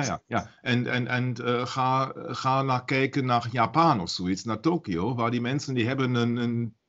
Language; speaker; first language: Dutch; non-native, learner; German